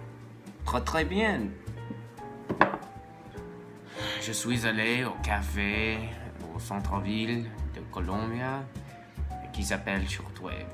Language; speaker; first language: French; non-native, learner; English